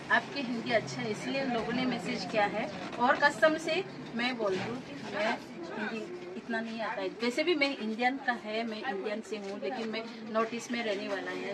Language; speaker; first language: Hindi; non-native, local second language; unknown